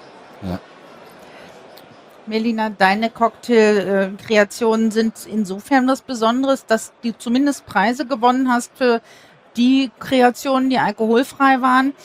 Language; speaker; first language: German; native; German